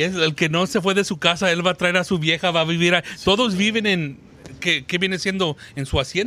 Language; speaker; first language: Spanish; native; Spanish